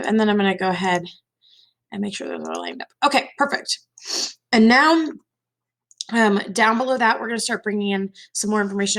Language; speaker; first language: English; native; English